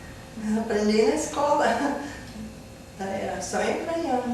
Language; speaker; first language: Portuguese; non-native, local second language; Ukrainian